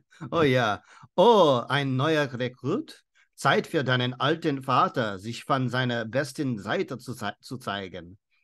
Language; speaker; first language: German; non-native, learner; English